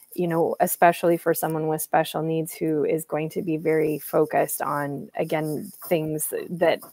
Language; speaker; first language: English; native; English